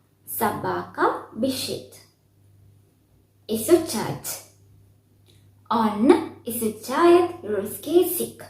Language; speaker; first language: Russian; non-native, fluent; Sinhala